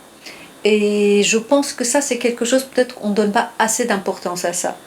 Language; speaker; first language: French; non-native, fluent; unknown